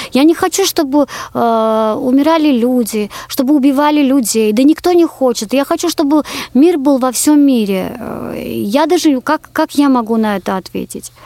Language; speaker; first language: Russian; non-native, local second language; Georgian